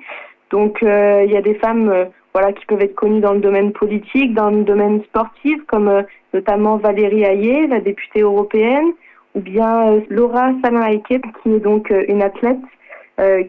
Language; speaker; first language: French; native; French